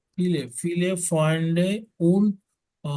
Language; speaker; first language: German; non-native, learner; Bangla